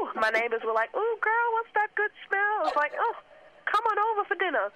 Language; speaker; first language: English; non-native, local second language; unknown